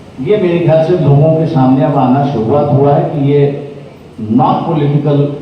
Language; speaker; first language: Hindi; non-native, local second language; Marathi